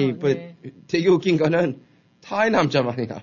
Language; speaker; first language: Korean; early bilingual, heritage; Korean